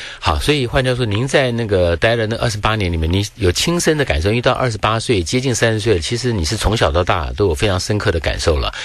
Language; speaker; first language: Chinese; native; Chinese